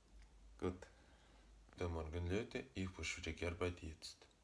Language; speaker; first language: German; non-native, learner; Russian